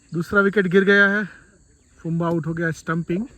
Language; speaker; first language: Hindi; non-native, local second language; Gujarati